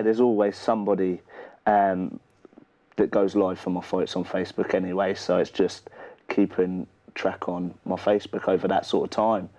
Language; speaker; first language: English; native; English